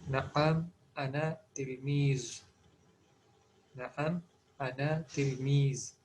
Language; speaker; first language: Arabic; non-native, fluent; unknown